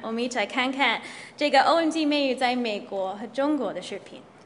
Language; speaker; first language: Chinese; non-native, fluent; English